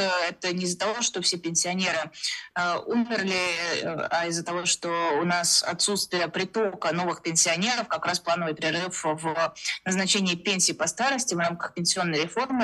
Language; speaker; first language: Russian; native; Russian